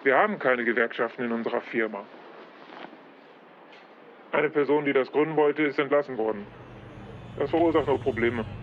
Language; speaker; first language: German; non-native, fluent; Polish